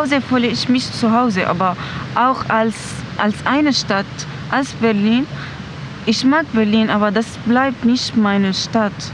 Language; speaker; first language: German; non-native, learner; Arabic